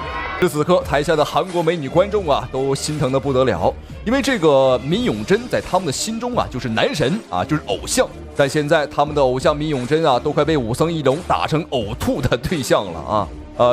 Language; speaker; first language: Chinese; native; Chinese